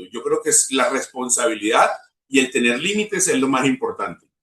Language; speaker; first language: Spanish; native; Spanish